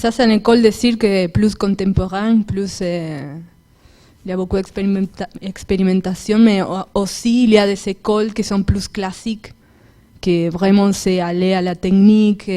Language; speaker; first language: French; non-native, fluent; Spanish